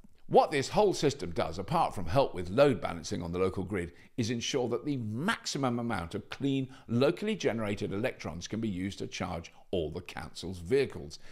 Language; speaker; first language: English; native; English